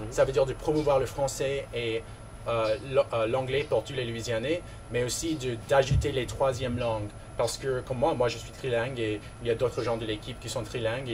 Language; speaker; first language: French; non-native, local second language; English